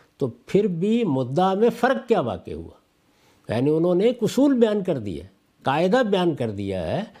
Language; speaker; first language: Urdu; non-native, local second language; Punjabi